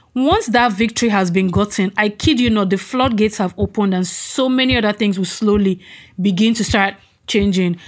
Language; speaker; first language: English; non-native, local second language; Yoruba